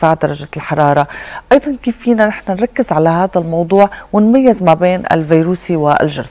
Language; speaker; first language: Arabic; native; Arabic